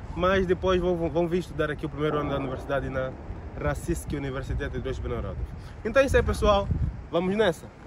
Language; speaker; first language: Portuguese; native; Portuguese